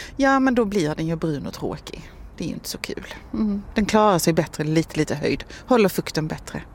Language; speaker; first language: Swedish; native; Swedish